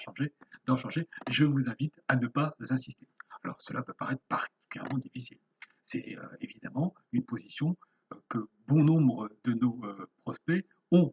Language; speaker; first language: French; native; French